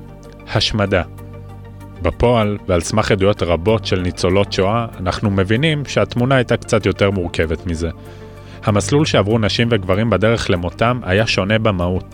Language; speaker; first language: Hebrew; native; Hebrew